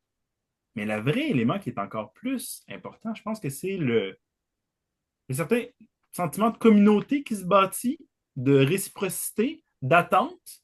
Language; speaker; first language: French; native; French